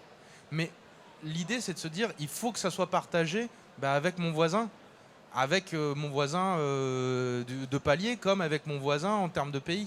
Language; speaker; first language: French; native; French